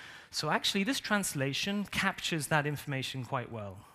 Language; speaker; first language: English; native; English